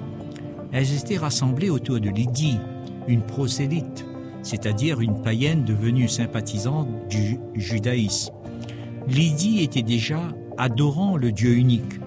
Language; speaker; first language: French; native; French